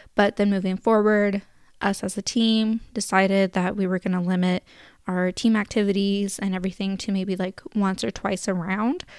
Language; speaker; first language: English; native; English